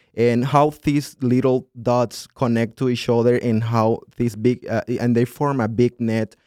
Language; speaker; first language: English; non-native, fluent; Spanish